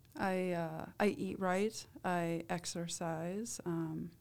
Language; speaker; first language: English; native; English